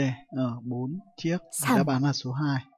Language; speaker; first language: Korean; non-native, fluent; Vietnamese